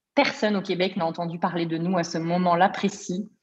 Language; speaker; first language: French; native; French